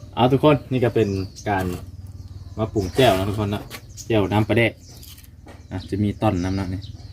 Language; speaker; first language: Thai; native; Thai